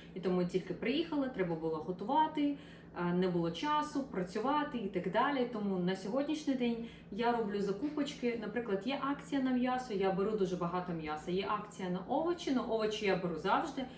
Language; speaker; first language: Ukrainian; non-native, local second language; Russian